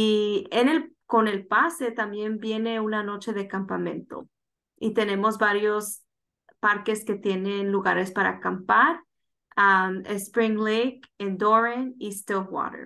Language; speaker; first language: Spanish; early bilingual, heritage; Spanish